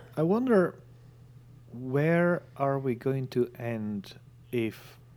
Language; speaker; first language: English; non-native, fluent; Italian